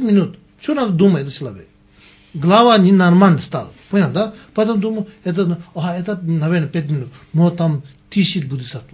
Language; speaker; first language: Russian; non-native, learner; Tibetan